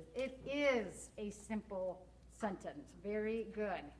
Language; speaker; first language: English; native; English